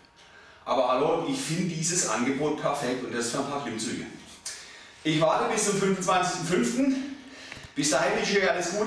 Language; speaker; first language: German; native; German